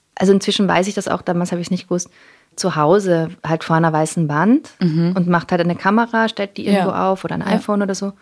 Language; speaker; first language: German; non-native, local second language; English